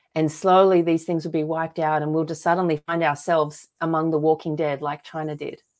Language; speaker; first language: English; native; English